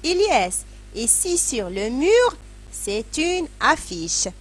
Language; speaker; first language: French; non-native, local second language; Arabic